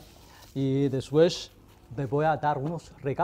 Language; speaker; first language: Spanish; non-native, fluent; Chinese